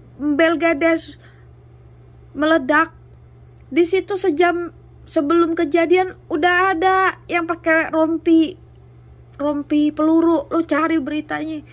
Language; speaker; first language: Indonesian; native; Indonesian